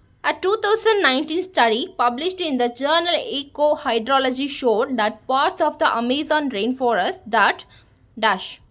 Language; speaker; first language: English; non-native, local second language; Tamil